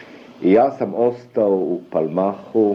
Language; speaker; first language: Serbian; early bilingual, other home language; German